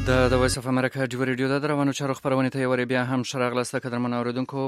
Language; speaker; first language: Pashto; native; Pashto